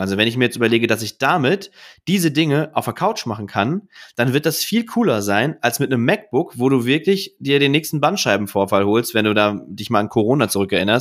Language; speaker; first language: German; native; German